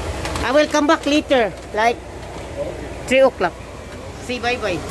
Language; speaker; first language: English; non-native, learner; Cebuano